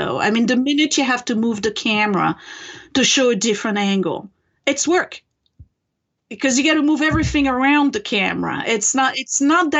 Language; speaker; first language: English; non-native, fluent; French